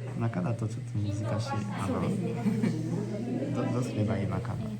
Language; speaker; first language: Japanese; native; Japanese